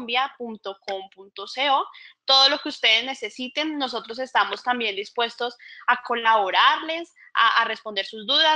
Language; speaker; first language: Spanish; native; Spanish